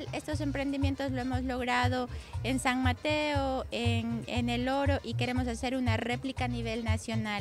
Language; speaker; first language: Spanish; native; Spanish